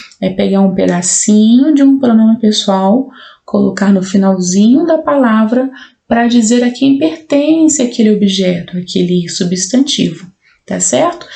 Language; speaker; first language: Portuguese; native; Portuguese